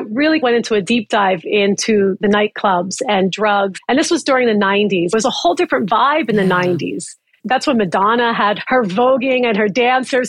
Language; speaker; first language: English; native; English